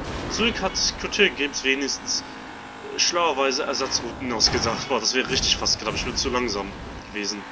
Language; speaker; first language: German; native; German